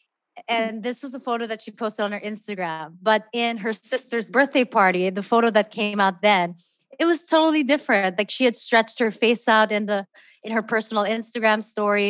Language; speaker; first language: English; non-native, local second language; Filipino